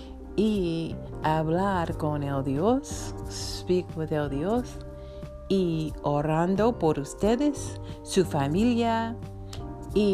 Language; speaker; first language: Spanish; non-native, learner; English